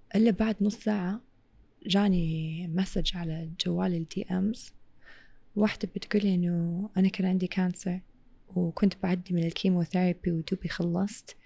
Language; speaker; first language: Arabic; non-native, local second language; English